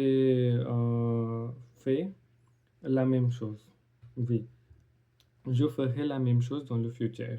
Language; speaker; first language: French; non-native, learner; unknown